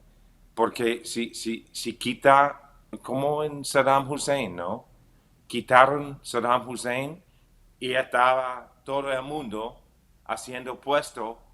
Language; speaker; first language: Spanish; non-native, fluent; English